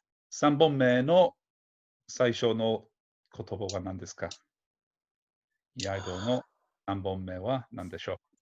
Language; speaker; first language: Japanese; non-native, fluent; English